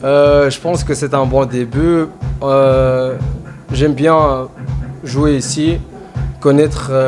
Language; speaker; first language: French; non-native, fluent; Arabic